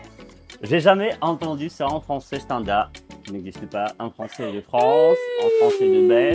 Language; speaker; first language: French; non-native, fluent; Russian